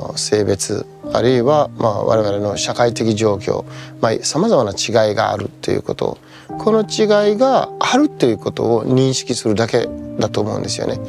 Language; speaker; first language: Japanese; non-native, fluent; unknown